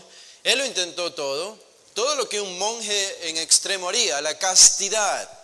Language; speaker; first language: Spanish; native; Spanish